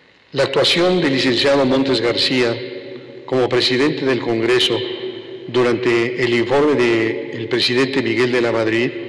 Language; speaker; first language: Spanish; native; Spanish